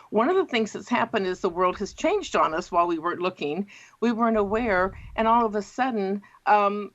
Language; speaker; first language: English; native; English